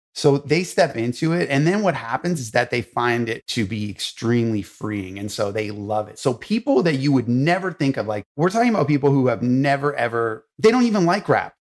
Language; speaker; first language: English; native; English